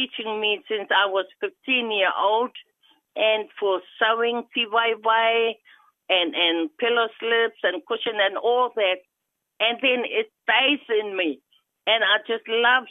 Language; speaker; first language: English; non-native, fluent; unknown